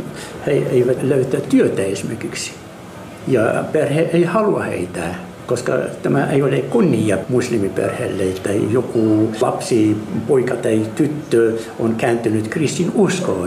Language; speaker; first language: Finnish; non-native, fluent; Arabic